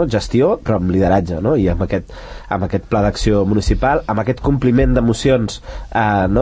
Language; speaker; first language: Catalan; native; Catalan